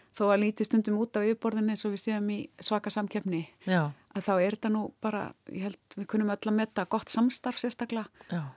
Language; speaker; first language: Icelandic; native; Icelandic